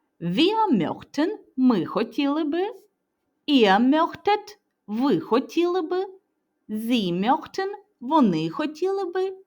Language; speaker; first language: German; non-native, fluent; Ukrainian